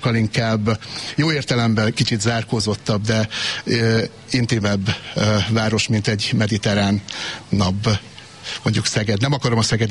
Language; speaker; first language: Hungarian; native; Hungarian